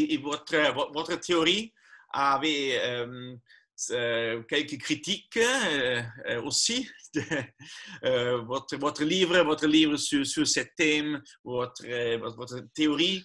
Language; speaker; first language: French; non-native, learner; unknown